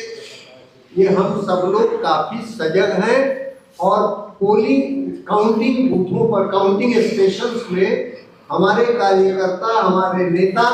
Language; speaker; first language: Hindi; native; Hindi